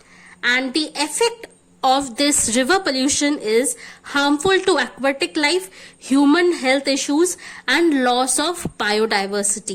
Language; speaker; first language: English; non-native, local second language; Hindi